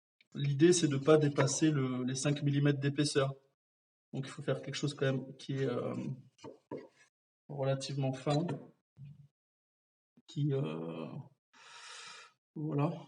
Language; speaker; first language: French; native; French